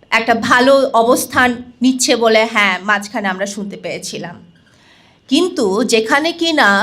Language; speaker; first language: Bangla; non-native, local second language; Chakma